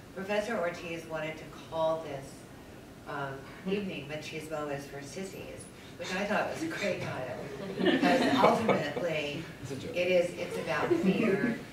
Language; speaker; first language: English; native; English